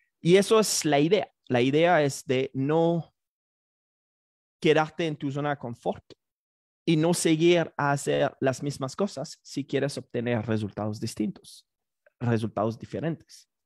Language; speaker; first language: Spanish; non-native, fluent; French